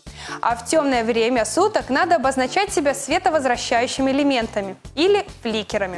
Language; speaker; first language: Russian; native; Russian